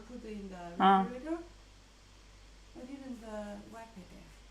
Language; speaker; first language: English; non-native, learner; Chinese